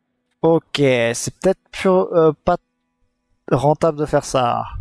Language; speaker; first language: French; native; French